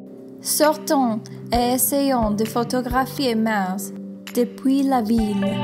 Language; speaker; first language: French; non-native, learner; English